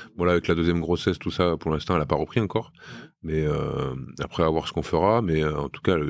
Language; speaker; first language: French; native; French